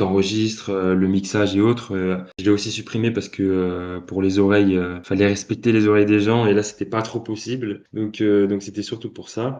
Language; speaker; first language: French; native; French